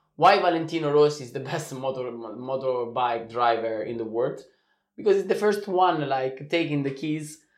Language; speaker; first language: English; non-native, fluent; Italian